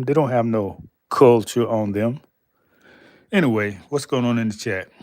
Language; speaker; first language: English; native; English